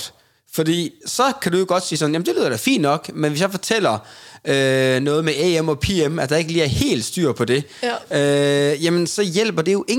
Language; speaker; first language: Danish; native; Danish